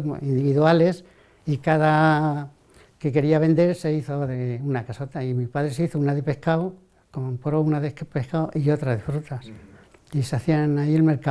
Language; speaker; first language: Spanish; native; Spanish